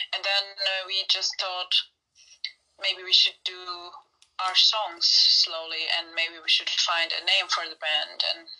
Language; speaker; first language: English; non-native, fluent; Turkish